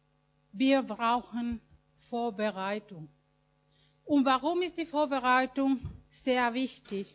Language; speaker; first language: German; non-native, fluent; Spanish